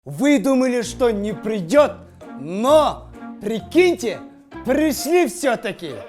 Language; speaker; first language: Russian; non-native, local second language; Kazakh